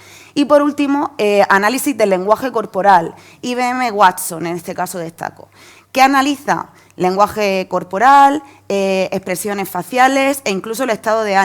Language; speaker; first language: Spanish; native; Spanish